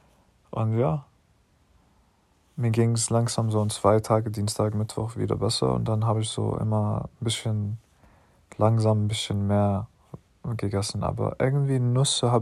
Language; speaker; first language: German; non-native, learner; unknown